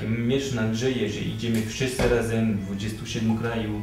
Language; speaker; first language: Polish; non-native, fluent; French